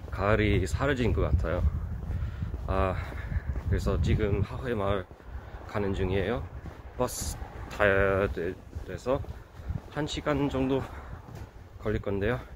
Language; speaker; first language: Korean; non-native, fluent; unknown